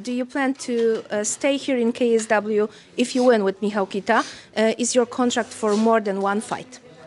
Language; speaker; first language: English; non-native, fluent; Polish